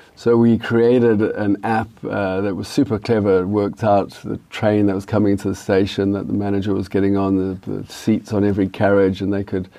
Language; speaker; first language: English; native; English